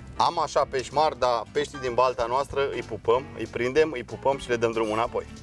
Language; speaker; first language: Romanian; native; Romanian